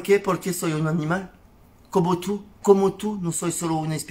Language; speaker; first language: Spanish; non-native, learner; French